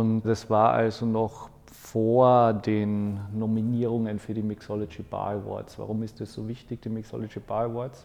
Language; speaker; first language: German; native; German